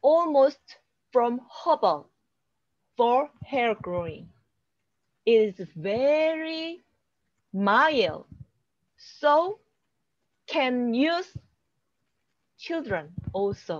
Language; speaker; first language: English; non-native, learner; Korean